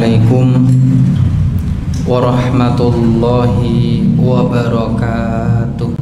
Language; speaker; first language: Indonesian; non-native, local second language; Javanese